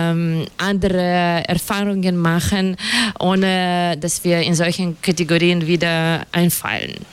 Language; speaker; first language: German; non-native, learner; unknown